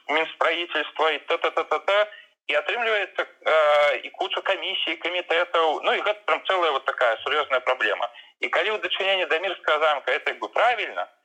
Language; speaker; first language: Belarusian; non-native, local second language; Russian